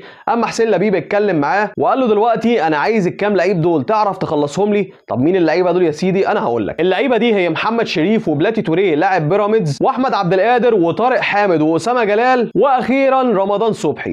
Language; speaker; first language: Arabic; native; Arabic